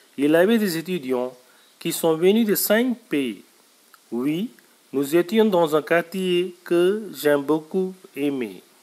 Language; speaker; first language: French; non-native, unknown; Tamil